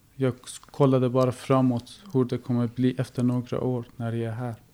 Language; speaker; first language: Swedish; non-native, fluent; Persian